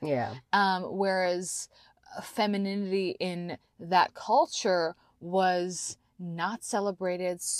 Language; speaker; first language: English; native; English